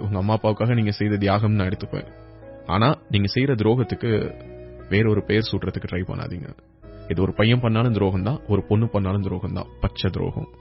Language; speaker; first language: Tamil; native; Tamil